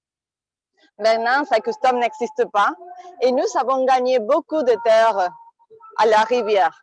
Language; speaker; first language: French; non-native, fluent; Spanish